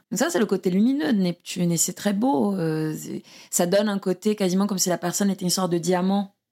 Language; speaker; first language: French; non-native, fluent; Portuguese